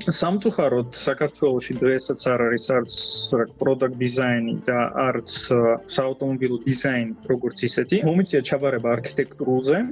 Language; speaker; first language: Georgian; early bilingual, heritage; Georgian